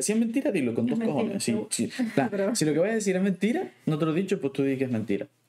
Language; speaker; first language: Spanish; native; Spanish